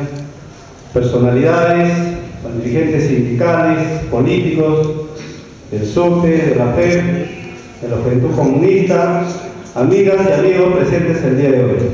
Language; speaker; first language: Spanish; native; Spanish